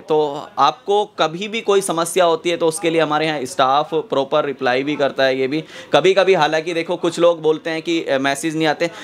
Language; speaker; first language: Hindi; native; Hindi